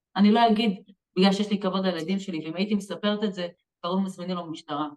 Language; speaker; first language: Hebrew; native; Hebrew